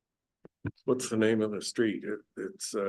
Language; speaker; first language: English; native; English